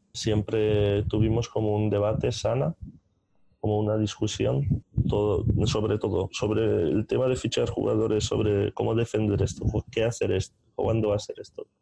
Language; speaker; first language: Spanish; non-native, fluent; Hungarian